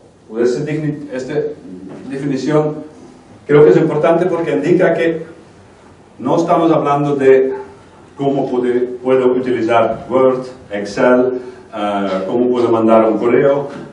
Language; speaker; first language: Spanish; non-native, fluent; Dutch